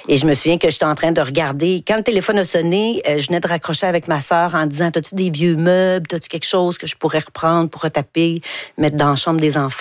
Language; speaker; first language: French; native; French